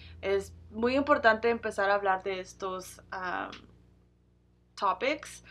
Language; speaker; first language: Spanish; early bilingual, heritage; Spanish